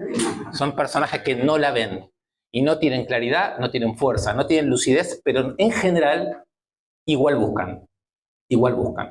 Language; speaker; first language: Spanish; native; Spanish